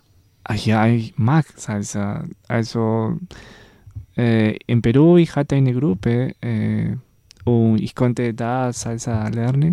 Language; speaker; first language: German; non-native, learner; Spanish